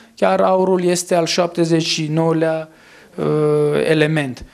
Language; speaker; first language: Romanian; non-native, fluent; Armenian